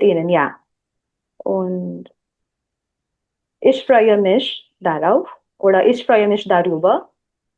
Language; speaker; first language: German; non-native, learner; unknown